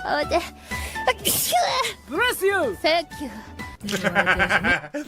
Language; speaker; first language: Japanese; native; Japanese